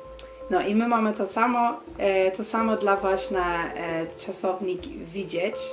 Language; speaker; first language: Polish; non-native, learner; Dutch